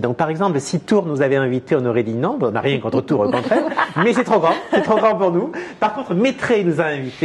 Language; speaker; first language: French; native; French